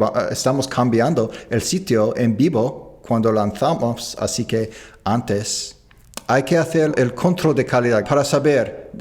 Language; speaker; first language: Spanish; non-native, fluent; English